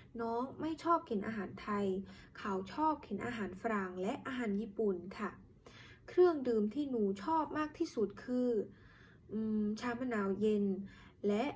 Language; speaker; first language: Thai; non-native, learner; Khmer